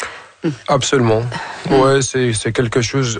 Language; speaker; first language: French; non-native, fluent; Arabic